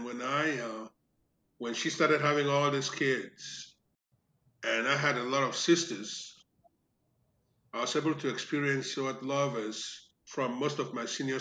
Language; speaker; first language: English; non-native, local second language; Igbo